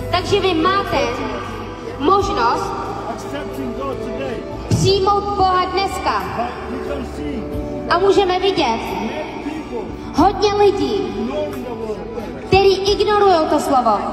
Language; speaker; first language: Czech; non-native, fluent; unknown